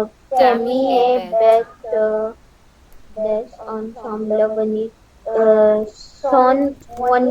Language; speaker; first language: French; non-native, learner; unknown